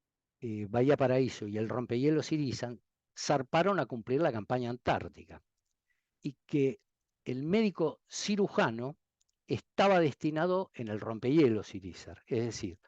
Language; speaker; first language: Spanish; native; Spanish